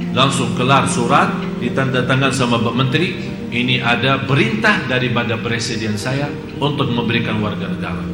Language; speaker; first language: Indonesian; non-native, fluent; Arabic